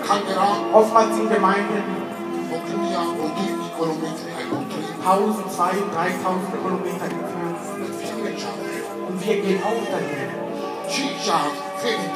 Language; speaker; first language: German; non-native, learner; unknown